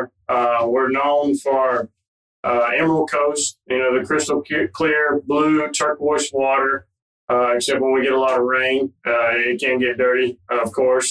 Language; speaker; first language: English; native; English